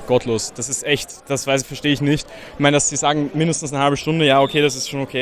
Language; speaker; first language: German; native; German